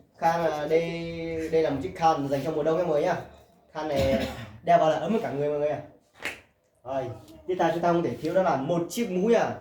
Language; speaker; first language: Vietnamese; non-native, local second language; Hmong